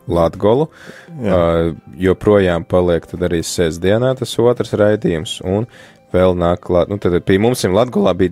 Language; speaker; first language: Latvian; native; Latvian